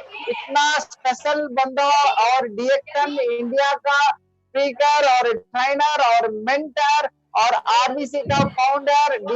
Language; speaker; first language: Hindi; non-native, local second language; Tamil